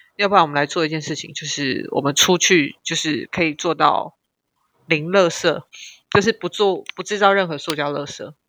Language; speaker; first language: Chinese; native; Chinese